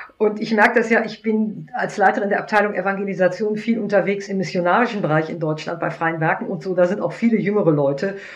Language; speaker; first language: German; native; German